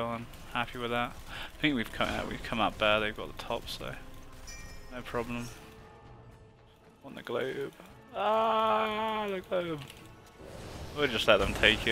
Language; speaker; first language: English; native; English